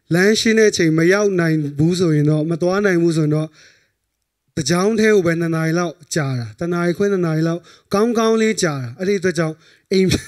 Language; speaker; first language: Burmese; non-native, local second language; Tedim Chin